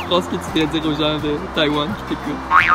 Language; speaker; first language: French; native; French